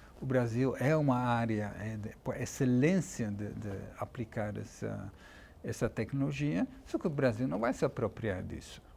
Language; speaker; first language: Portuguese; non-native, fluent; Dutch